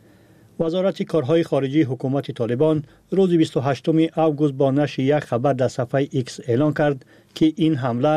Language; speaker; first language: Persian; native; Persian